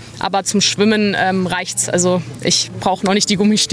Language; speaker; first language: German; native; German